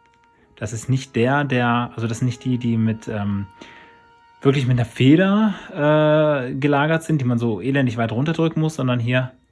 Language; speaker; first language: German; native; German